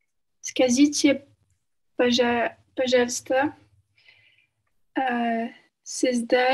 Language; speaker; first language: Russian; non-native, learner; French